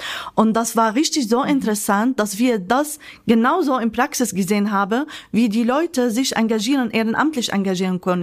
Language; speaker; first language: German; non-native, fluent; Arabic